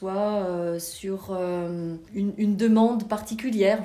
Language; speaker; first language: French; native; French